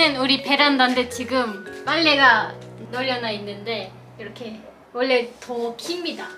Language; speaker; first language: Korean; non-native, fluent; Turkish